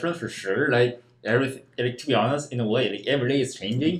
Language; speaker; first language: English; non-native, fluent; Chinese